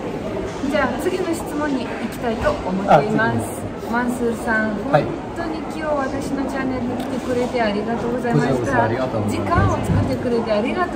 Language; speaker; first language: Japanese; non-native, fluent; Romanian